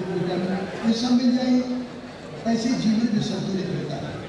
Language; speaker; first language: Hindi; native; Hindi